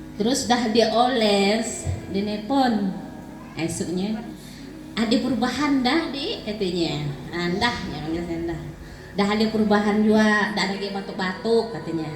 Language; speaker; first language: Indonesian; native; Indonesian